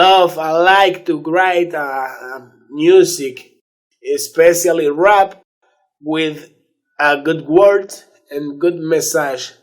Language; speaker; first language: English; non-native, learner; Spanish